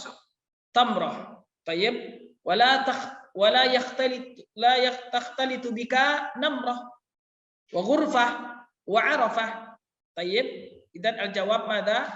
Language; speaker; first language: Arabic; non-native, fluent; Indonesian